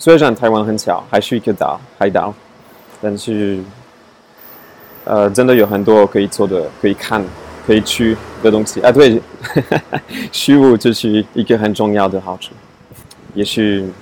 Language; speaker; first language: Chinese; non-native, fluent; French